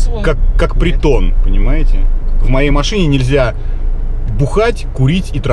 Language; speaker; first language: Russian; native; Russian